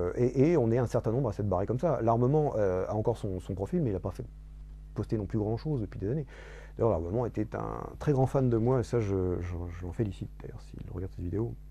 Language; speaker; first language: French; native; French